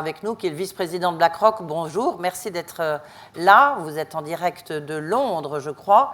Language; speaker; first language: French; native; French